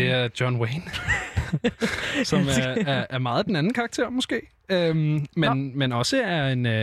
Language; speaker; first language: Danish; native; Danish